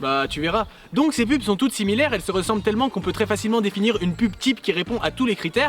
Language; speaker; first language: French; native; French